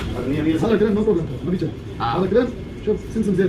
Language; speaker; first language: Arabic; non-native, learner; Turkish